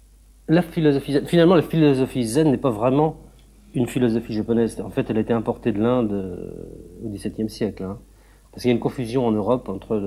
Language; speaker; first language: French; native; French